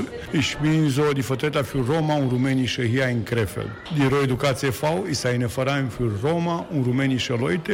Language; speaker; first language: German; non-native, learner; Romanian